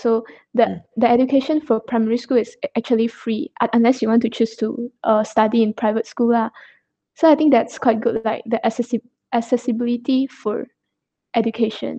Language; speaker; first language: English; non-native, local second language; Chinese